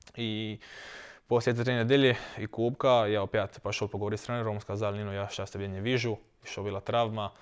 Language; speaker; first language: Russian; non-native, learner; Croatian